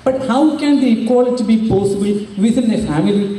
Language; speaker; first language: English; non-native, local second language; Malayalam